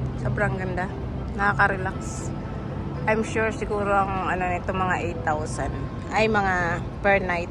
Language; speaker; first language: Filipino; native; Filipino